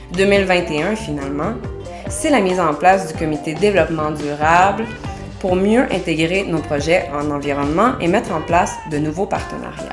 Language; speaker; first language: French; native; French